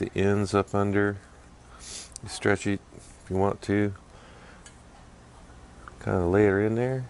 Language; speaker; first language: English; native; English